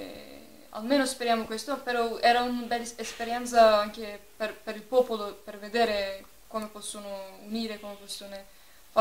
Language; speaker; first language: Italian; non-native, fluent; Turkish